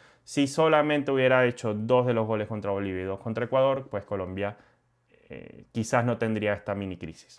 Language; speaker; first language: Spanish; native; Spanish